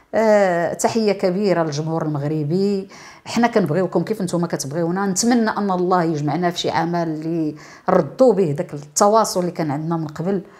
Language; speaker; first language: Arabic; native; Arabic